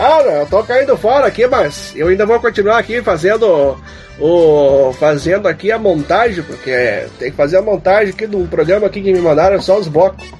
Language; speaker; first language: Portuguese; native; Portuguese